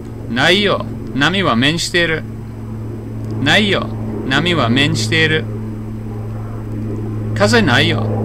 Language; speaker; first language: Japanese; non-native, fluent; English